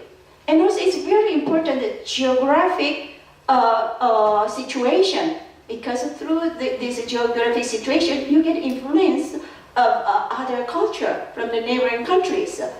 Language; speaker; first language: English; non-native, fluent; Korean